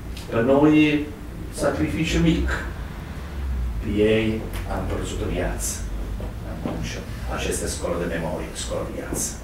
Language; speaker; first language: Romanian; non-native, learner; Italian